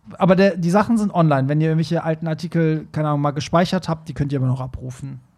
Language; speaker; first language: German; early bilingual, other home language; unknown